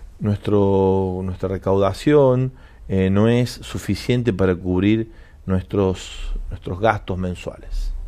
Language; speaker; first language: Spanish; native; Spanish